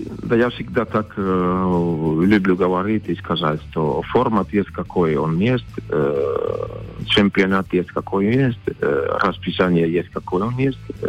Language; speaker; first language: Russian; non-native, fluent; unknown